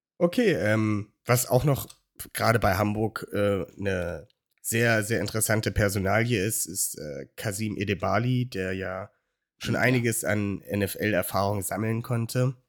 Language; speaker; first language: German; native; German